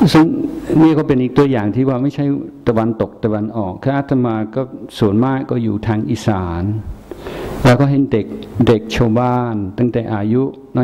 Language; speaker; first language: Thai; non-native, fluent; English